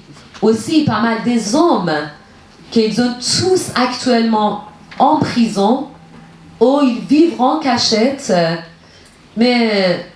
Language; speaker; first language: French; non-native, learner; Persian